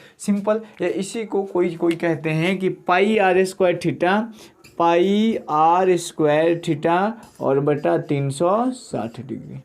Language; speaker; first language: Hindi; native; Hindi